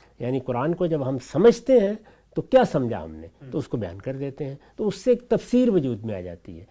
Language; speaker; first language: Urdu; non-native, local second language; Punjabi